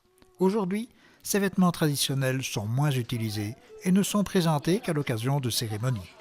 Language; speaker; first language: French; native; French